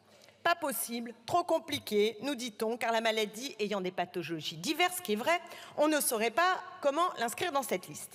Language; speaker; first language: French; native; French